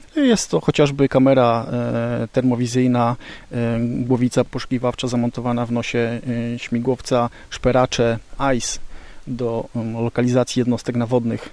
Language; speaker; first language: Polish; native; Polish